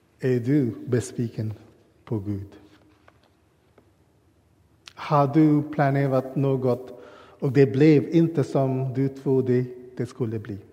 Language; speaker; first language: Swedish; non-native, learner; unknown